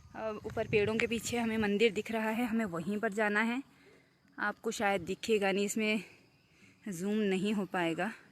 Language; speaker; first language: Hindi; non-native, local second language; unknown